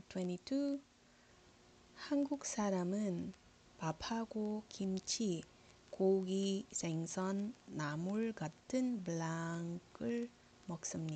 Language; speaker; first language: Korean; non-native, learner; Iloko